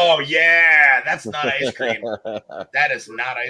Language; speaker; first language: English; native; English